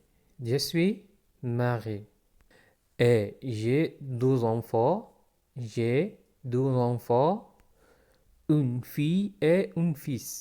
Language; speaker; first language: French; non-native, fluent; Pashto